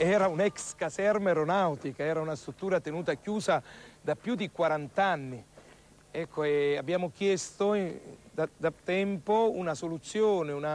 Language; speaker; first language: Italian; native; Italian